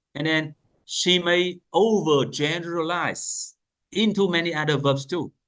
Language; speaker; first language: English; non-native, fluent; Vietnamese